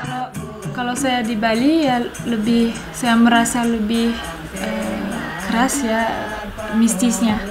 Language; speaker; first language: Indonesian; non-native, fluent; French